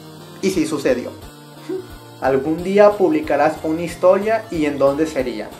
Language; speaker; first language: Spanish; native; Spanish